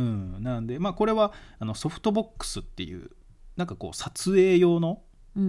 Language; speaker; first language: Japanese; native; Japanese